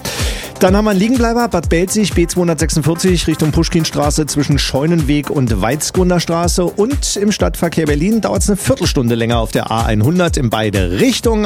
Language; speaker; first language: German; native; German